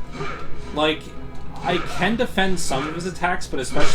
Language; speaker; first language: English; native; English